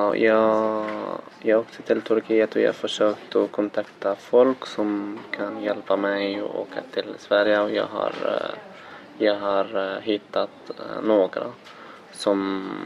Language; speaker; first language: Swedish; non-native, fluent; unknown